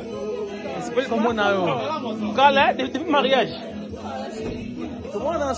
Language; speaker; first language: French; non-native, local second language; Lingala